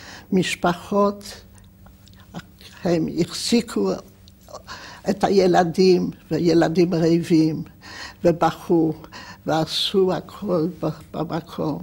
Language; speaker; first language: Hebrew; non-native, fluent; Polish